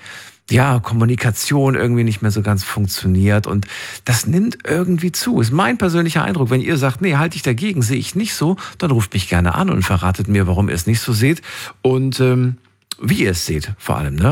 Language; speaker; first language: German; native; German